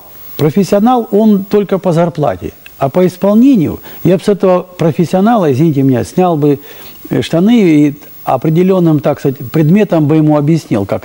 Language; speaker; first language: Russian; native; Russian